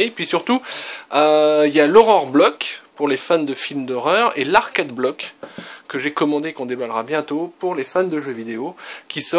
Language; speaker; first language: French; native; French